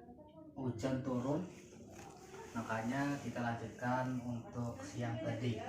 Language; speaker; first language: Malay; non-native, local second language; Javanese